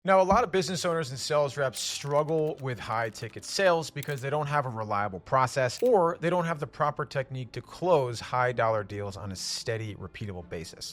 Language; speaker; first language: English; native; English